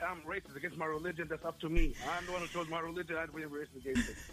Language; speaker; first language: English; non-native, fluent; Arabic